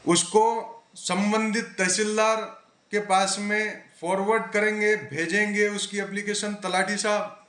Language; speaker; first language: Hindi; non-native, local second language; Marathi